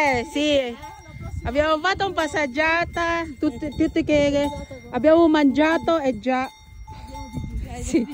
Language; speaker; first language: Italian; non-native, learner; Filipino